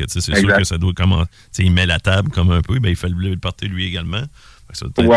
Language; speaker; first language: French; native; French